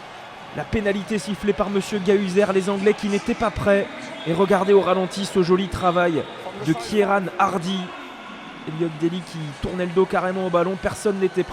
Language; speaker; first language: French; native; French